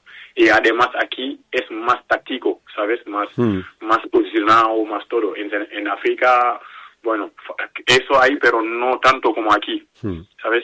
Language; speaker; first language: Spanish; non-native, learner; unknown